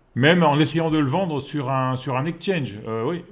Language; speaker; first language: French; native; French